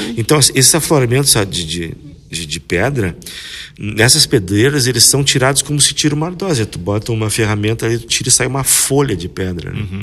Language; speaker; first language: Portuguese; native; Portuguese